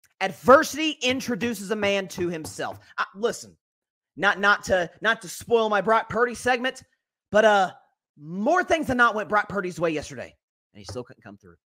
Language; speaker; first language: English; native; English